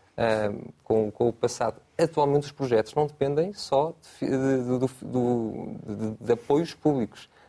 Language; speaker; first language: Portuguese; native; Portuguese